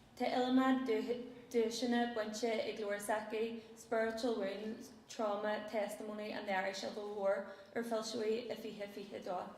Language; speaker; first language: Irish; non-native, local second language; English